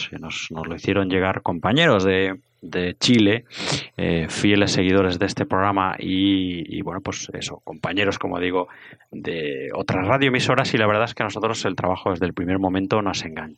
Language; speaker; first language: Spanish; native; Spanish